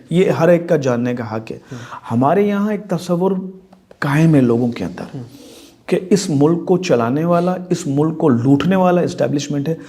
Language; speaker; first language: Urdu; non-native, local second language; Sindhi